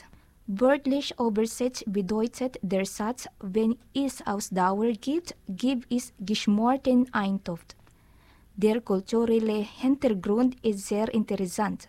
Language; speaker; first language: German; non-native, learner; Filipino